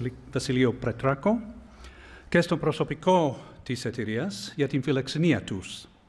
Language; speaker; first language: Greek; non-native, fluent; English